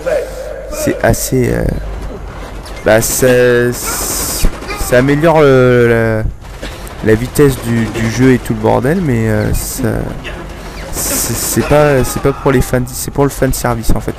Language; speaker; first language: French; native; French